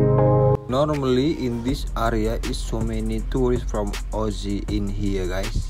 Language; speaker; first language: English; non-native, learner; Indonesian